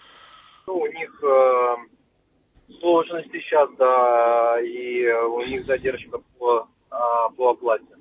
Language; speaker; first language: Russian; native; Russian